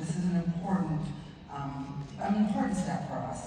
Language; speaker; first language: English; native; English